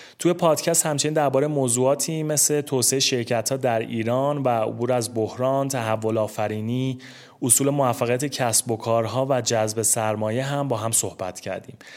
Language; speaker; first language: Persian; native; Persian